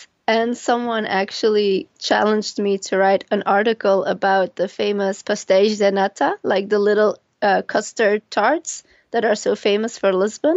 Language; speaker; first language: English; non-native, fluent; Dutch